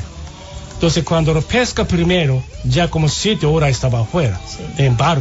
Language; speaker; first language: Spanish; non-native, learner; Japanese